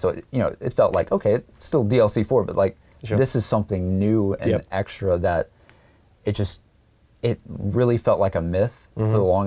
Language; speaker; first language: English; native; English